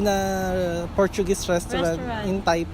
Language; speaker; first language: English; non-native, learner; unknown